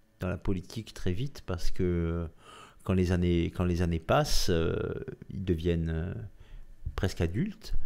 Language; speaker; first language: French; native; French